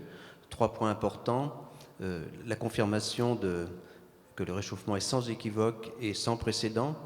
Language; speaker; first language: French; native; French